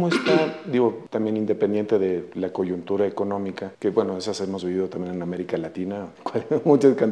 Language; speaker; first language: Spanish; native; Spanish